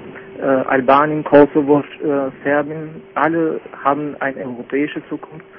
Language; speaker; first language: German; non-native, fluent; Albanian